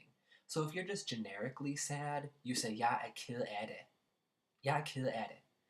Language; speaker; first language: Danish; non-native, fluent; English